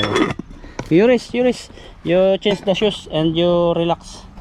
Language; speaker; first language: English; non-native, local second language; Filipino